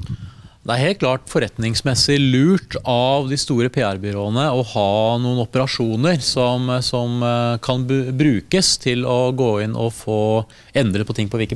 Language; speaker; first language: Norwegian; native; Norwegian